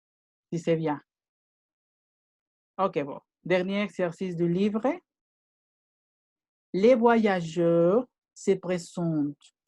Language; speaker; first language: French; non-native, fluent; Spanish